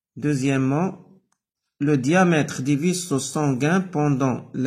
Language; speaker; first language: French; non-native, local second language; Arabic